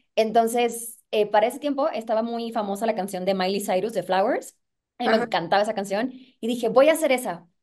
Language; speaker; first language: Spanish; native; Spanish